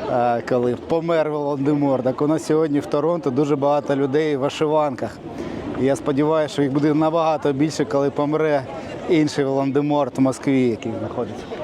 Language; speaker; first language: Ukrainian; native; Ukrainian